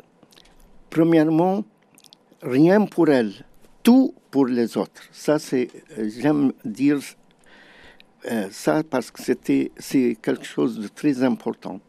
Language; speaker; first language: French; non-native, fluent; Arabic